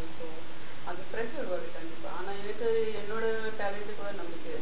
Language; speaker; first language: Tamil; non-native, learner; Gujarati